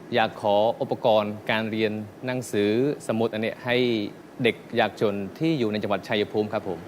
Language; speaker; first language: Thai; non-native, fluent; Khmer